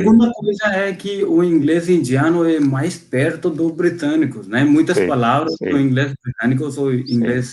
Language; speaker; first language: Portuguese; non-native, fluent; Hindi